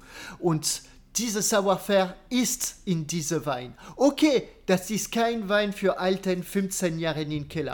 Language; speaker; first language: German; non-native, learner; French